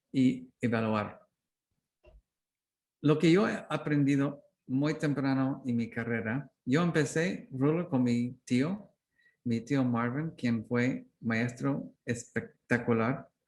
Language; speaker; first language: Spanish; non-native, learner; English